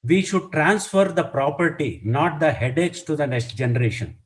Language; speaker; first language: English; non-native, local second language; Kannada